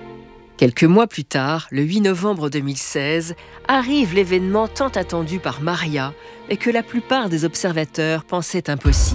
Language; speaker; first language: French; native; French